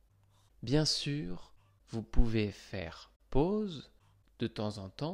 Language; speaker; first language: French; non-native, fluent; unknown